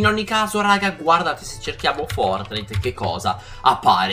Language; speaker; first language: Italian; native; Italian